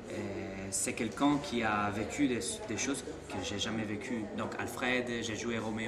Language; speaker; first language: French; non-native, fluent; Italian